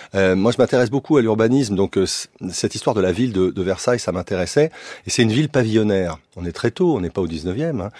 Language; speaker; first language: French; native; French